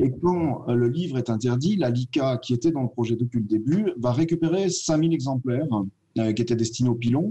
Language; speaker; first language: French; native; French